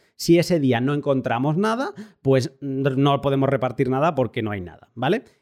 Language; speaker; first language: Spanish; native; Spanish